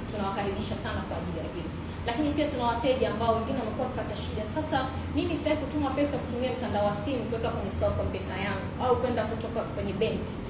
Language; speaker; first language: Swahili; native; Swahili